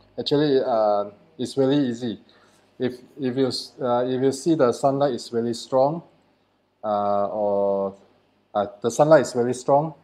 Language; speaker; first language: English; non-native, learner; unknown